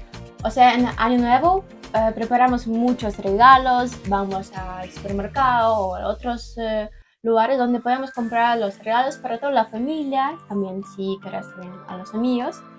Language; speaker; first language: Spanish; non-native, learner; Ukrainian